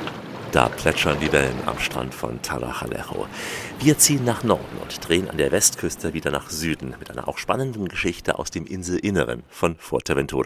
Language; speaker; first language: German; native; German